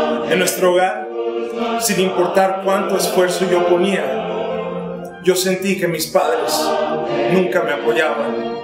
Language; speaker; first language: Spanish; early bilingual, heritage; Spanish